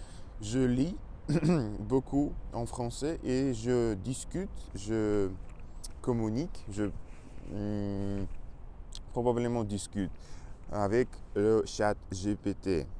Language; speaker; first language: French; non-native, learner; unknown